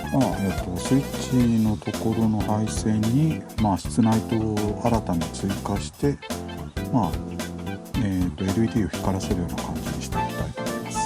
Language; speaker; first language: Japanese; native; Japanese